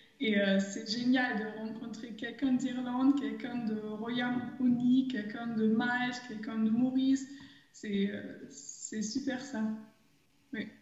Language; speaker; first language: French; non-native, fluent; German